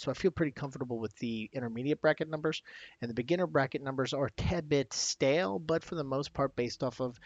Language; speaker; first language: English; native; English